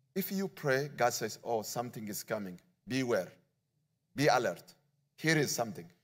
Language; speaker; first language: English; non-native, learner; Amharic